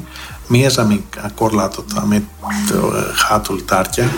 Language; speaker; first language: Hungarian; non-native, learner; Greek